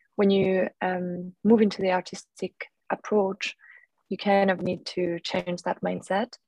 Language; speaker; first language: English; non-native, fluent; French